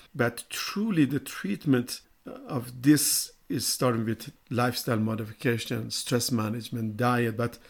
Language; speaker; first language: English; non-native, fluent; Persian